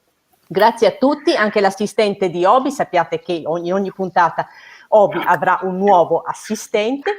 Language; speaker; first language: Italian; native; Italian